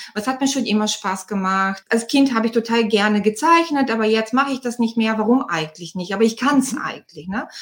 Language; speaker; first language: German; non-native, fluent; Bulgarian